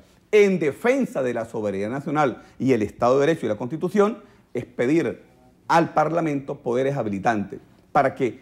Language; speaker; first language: Spanish; native; Spanish